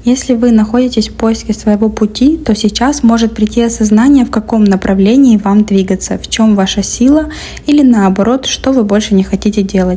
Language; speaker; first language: Russian; native; Russian